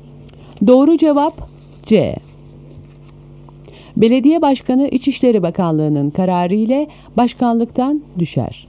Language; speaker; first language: Turkish; native; Turkish